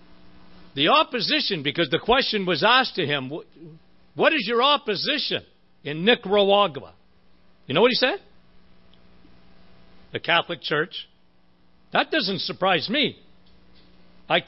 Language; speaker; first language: English; native; English